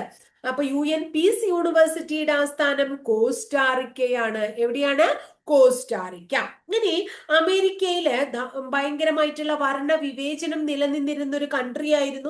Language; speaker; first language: Malayalam; native; Malayalam